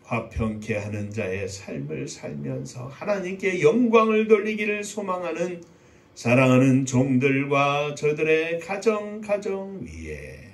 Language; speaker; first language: Korean; native; Korean